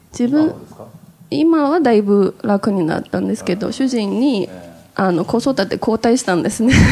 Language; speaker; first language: Japanese; non-native, fluent; Chinese